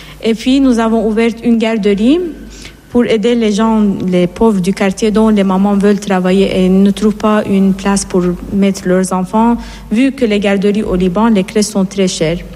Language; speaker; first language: French; non-native, fluent; Persian